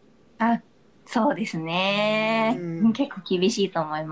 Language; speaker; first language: Japanese; non-native, fluent; Thai